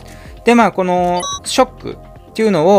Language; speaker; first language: Japanese; native; Japanese